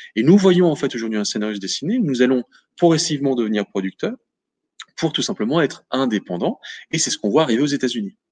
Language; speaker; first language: French; native; French